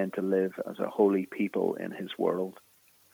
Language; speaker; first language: English; native; English